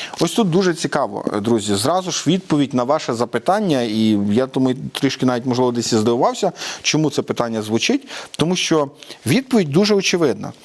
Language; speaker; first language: Ukrainian; native; Ukrainian